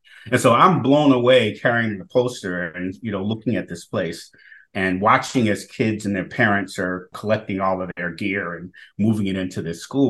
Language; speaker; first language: English; native; English